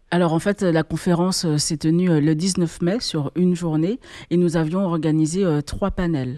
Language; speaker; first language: French; native; French